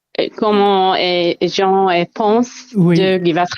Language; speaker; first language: French; non-native, learner; Hebrew